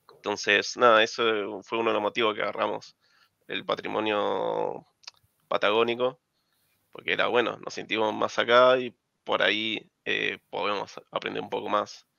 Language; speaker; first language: Spanish; native; Spanish